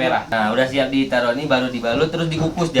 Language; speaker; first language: Indonesian; native; Indonesian